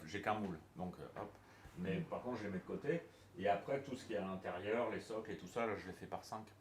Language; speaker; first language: French; native; French